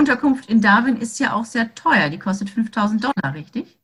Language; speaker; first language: German; native; German